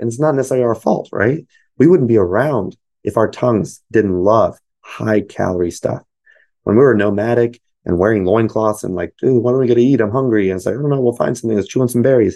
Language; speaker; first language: English; native; English